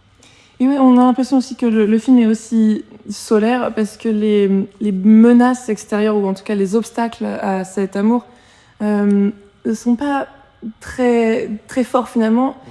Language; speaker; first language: French; native; French